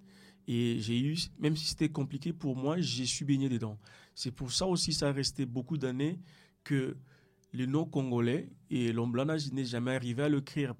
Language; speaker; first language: French; non-native, local second language; Lingala